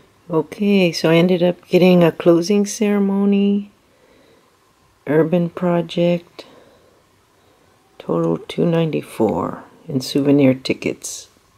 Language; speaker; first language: English; native; English